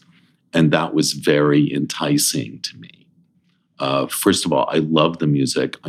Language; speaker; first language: English; native; English